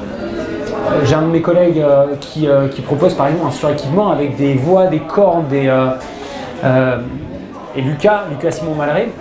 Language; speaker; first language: French; native; French